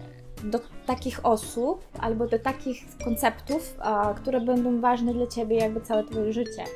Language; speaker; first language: Polish; non-native, fluent; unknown